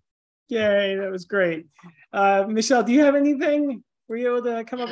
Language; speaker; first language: English; native; English